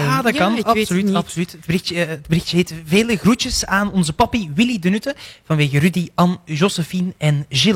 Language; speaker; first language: Dutch; native; Dutch